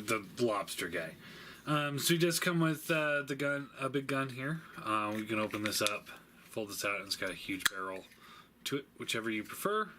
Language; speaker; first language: English; native; English